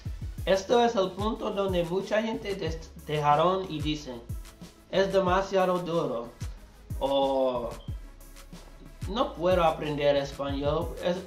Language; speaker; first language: Spanish; non-native, learner; English